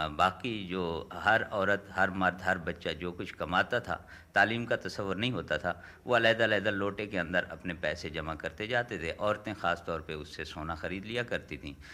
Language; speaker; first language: Urdu; non-native, local second language; Saraiki